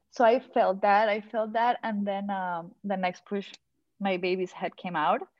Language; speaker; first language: English; non-native, fluent; Spanish